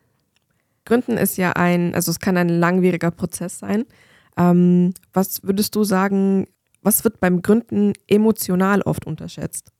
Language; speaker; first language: German; native; German